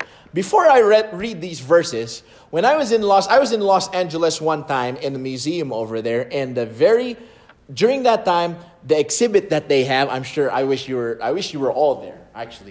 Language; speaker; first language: English; non-native, local second language; Filipino